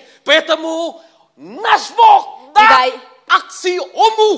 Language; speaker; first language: Russian; non-native, learner; Vietnamese